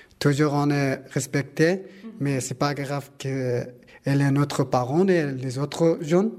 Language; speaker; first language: French; non-native, learner; Persian